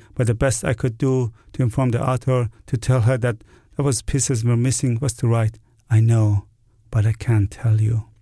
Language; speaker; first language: English; non-native, fluent; Persian